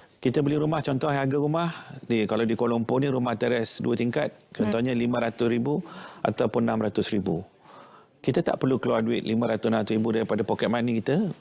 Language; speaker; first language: Malay; native; Malay